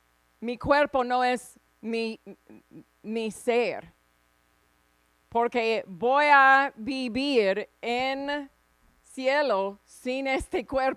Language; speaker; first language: Spanish; non-native, fluent; English